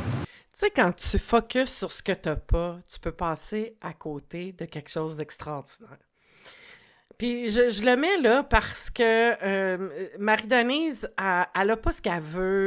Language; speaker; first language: French; native; French